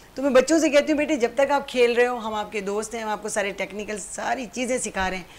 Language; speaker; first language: Urdu; native; Urdu